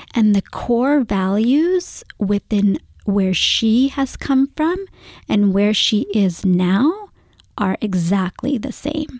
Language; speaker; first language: English; early bilingual, other home language; Gujarati